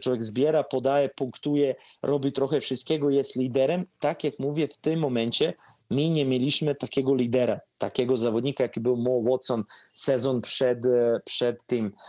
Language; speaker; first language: Polish; non-native, fluent; Serbian